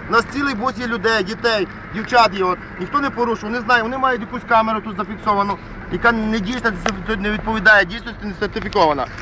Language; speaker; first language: Ukrainian; native; Ukrainian